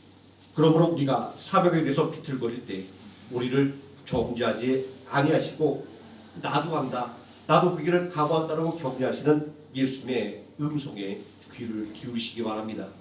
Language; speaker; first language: Korean; native; Korean